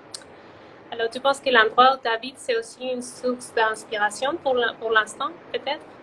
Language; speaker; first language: French; non-native, fluent; Spanish